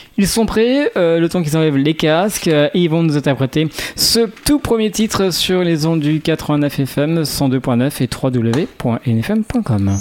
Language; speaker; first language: French; native; French